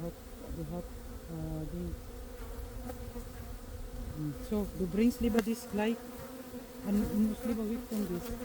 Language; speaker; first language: German; non-native, learner; Filipino